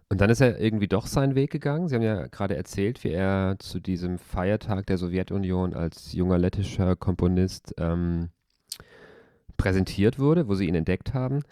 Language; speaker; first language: German; native; German